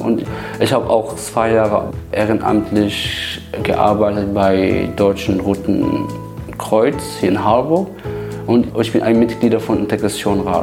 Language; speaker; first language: German; non-native, fluent; Arabic